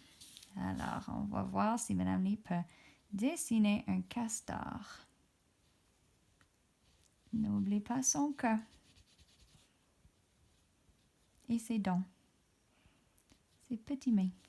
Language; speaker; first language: French; non-native, fluent; English